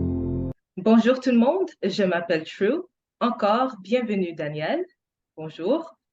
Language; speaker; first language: French; non-native, fluent; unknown